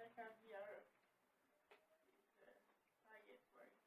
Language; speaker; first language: English; non-native, fluent; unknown